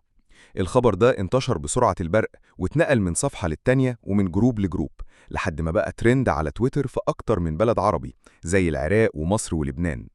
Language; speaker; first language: Arabic; native; Arabic